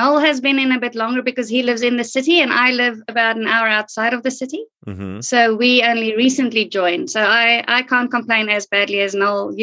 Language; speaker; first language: English; non-native, local second language; Afrikaans